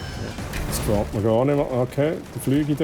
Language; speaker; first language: German; native; German